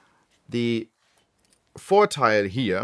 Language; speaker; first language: German; non-native, fluent; English